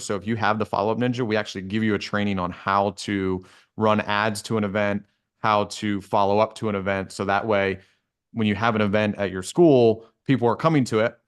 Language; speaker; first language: English; native; English